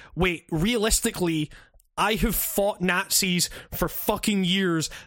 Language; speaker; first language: English; native; English